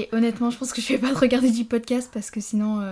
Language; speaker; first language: French; native; French